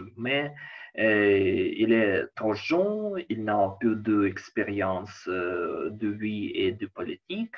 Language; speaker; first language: French; non-native, learner; Ukrainian